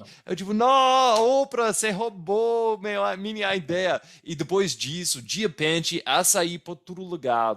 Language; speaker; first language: Portuguese; non-native, fluent; English